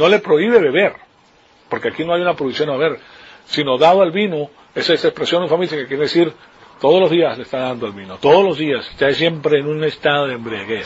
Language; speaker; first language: Spanish; native; Spanish